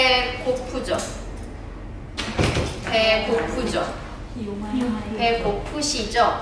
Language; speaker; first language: Korean; non-native, fluent; Thai